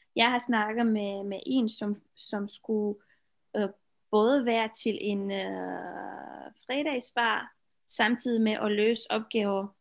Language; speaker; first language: Danish; non-native, fluent; Romanian